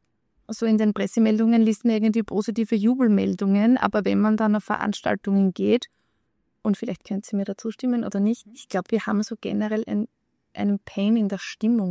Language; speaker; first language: German; native; German